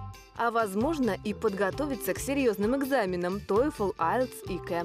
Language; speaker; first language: Russian; native; Russian